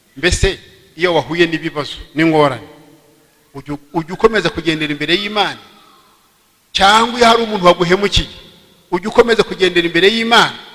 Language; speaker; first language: Kinyarwanda; early bilingual, heritage; Kinyarwanda